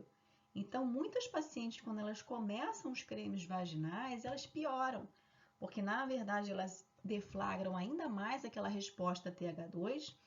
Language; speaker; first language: Portuguese; native; Portuguese